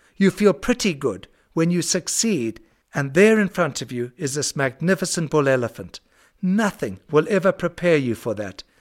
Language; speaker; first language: English; native; English